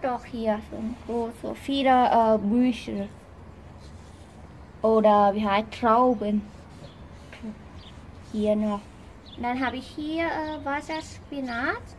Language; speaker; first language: German; non-native, learner; Vietnamese